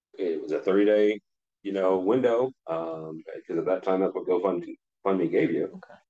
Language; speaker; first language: English; native; English